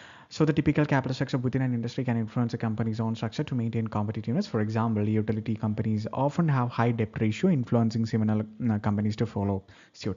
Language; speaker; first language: English; non-native, local second language; Malayalam